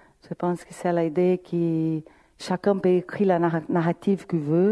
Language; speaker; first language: French; non-native, fluent; Portuguese